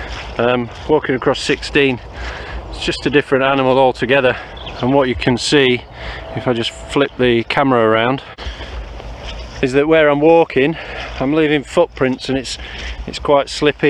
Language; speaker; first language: English; native; English